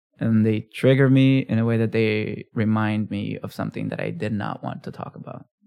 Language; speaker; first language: English; early bilingual, other home language; Spanish